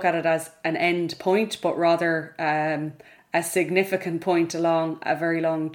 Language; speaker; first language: English; native; English